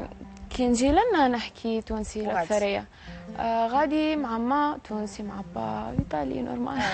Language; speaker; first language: Arabic; early bilingual, heritage; English